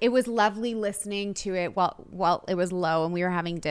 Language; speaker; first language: English; native; English